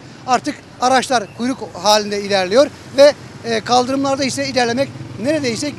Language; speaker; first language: Turkish; native; Turkish